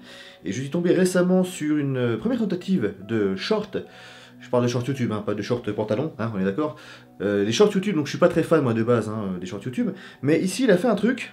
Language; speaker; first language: French; native; French